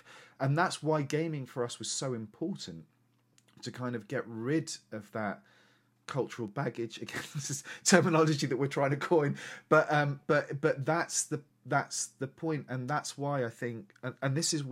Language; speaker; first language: English; native; English